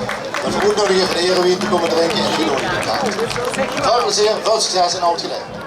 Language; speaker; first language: Dutch; native; Dutch